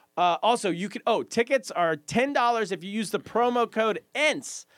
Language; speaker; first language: English; native; English